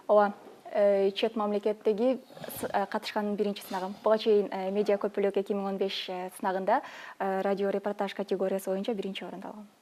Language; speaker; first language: Kyrgyz; native; Kyrgyz